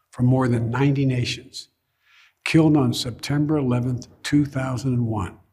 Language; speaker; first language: English; native; English